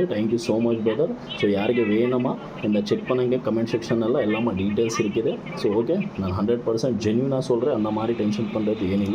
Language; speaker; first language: Tamil; non-native, local second language; Kannada